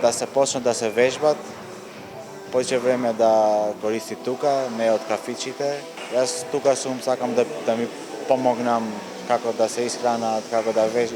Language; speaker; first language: Macedonian; non-native, local second language; Albanian